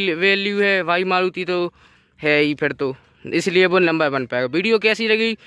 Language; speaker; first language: Hindi; native; Hindi